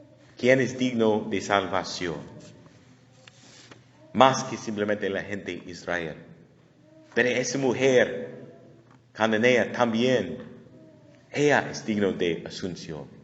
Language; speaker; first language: Spanish; non-native, learner; English